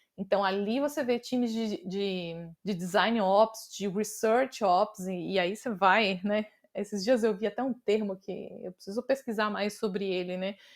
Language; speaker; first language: Portuguese; native; Portuguese